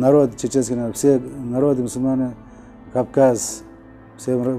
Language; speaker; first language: Russian; non-native, local second language; Uzbek